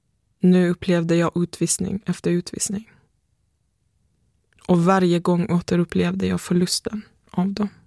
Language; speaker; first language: Swedish; early bilingual, other home language; Persian